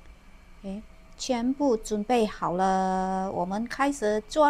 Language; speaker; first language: Chinese; non-native, learner; Indonesian